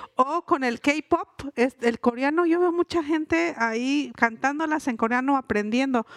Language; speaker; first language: Spanish; non-native, local second language; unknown